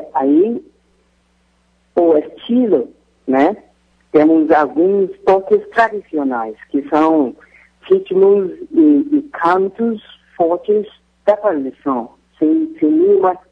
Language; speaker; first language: Portuguese; non-native, fluent; Yoruba